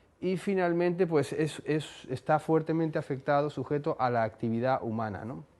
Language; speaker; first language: Spanish; native; Spanish